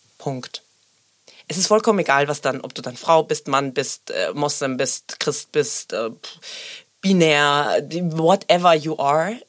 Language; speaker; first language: German; early bilingual, other home language; Persian